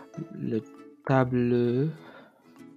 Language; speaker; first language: French; non-native, learner; Mongolian